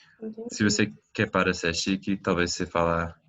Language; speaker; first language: Portuguese; non-native, fluent; English